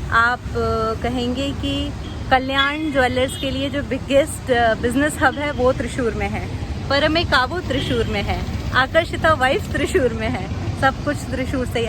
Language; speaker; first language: Hindi; native; Hindi